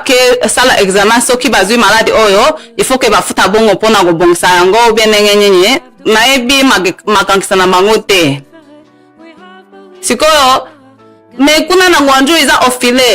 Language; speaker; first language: Lingala; non-native, fluent; Chinese